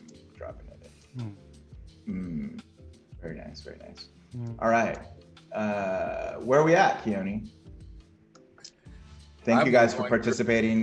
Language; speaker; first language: English; non-native, fluent; Spanish